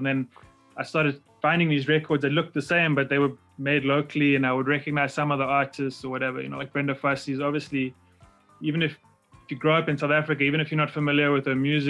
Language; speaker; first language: English; native; English